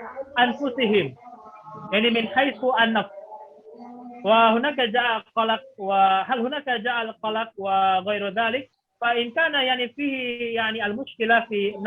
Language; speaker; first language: Arabic; non-native, fluent; Indonesian